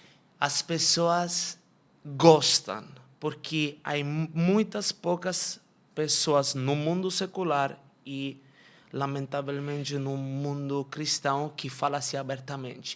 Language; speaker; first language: Portuguese; non-native, fluent; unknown